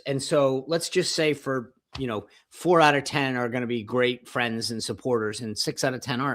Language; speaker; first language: English; native; English